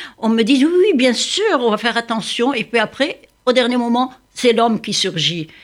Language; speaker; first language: French; non-native, local second language; Arabic